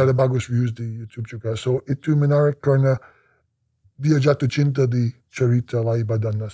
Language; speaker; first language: Indonesian; non-native, learner; English